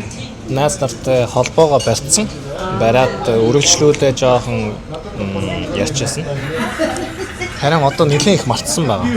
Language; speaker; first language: Mongolian; non-native, fluent; Korean